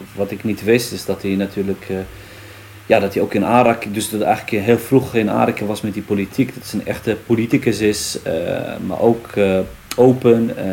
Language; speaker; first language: Dutch; early bilingual, other home language; Riffian